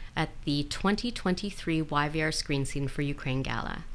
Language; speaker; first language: English; native; English